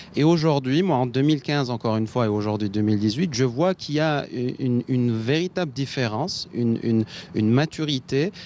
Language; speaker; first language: French; non-native, local second language; Arabic